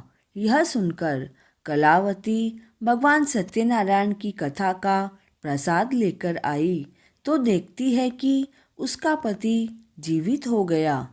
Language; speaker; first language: Hindi; native; Hindi